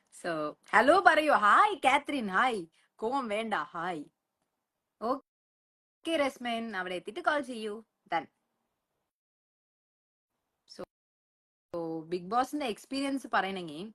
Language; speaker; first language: Malayalam; non-native, local second language; Tamil